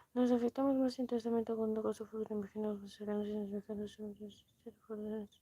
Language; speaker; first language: Spanish; native; Spanish